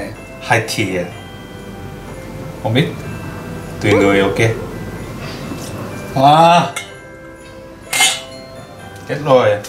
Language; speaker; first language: Vietnamese; non-native, learner; Japanese